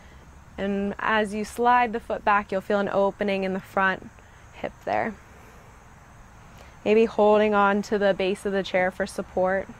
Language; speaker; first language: English; native; English